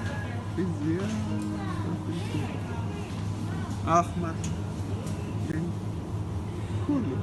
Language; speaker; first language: Arabic; non-native, learner; Greek